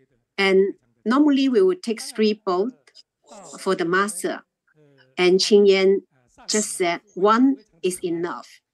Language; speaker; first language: English; non-native, learner; Chinese